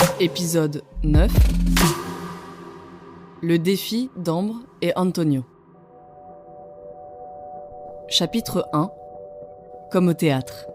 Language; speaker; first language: French; native; French